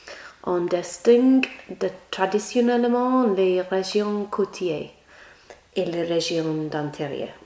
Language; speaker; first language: French; non-native, learner; English